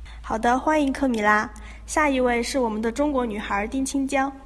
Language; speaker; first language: Chinese; native; Chinese